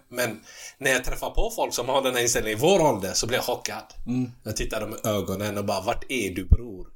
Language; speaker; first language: Swedish; early bilingual, other home language; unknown